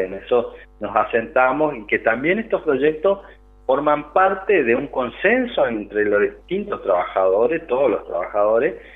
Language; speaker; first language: Spanish; native; Spanish